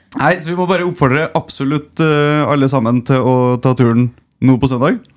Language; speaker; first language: Norwegian; native; Norwegian